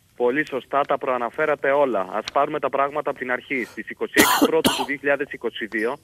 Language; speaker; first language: Greek; native; Greek